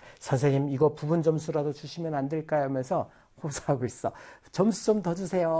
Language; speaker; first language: Korean; native; Korean